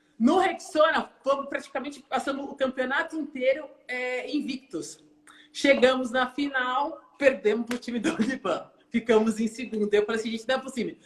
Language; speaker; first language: Portuguese; native; Portuguese